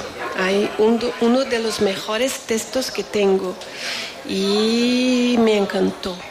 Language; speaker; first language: Spanish; non-native, fluent; Portuguese